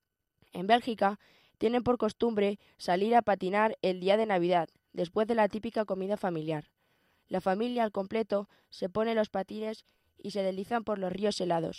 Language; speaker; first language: Spanish; native; Spanish